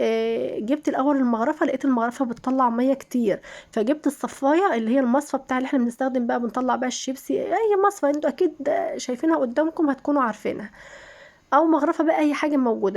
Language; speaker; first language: Arabic; native; Arabic